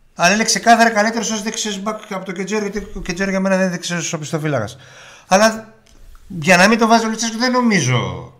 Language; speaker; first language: Greek; early bilingual, heritage; Greek